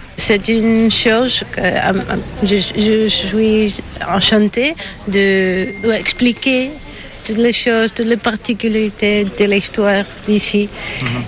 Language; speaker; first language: French; non-native, fluent; Bulgarian